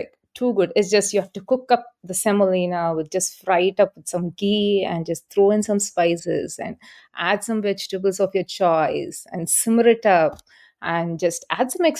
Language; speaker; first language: English; non-native, local second language; Tamil